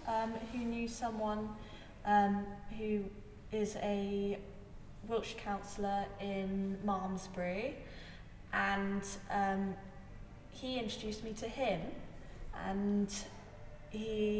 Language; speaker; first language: English; native; English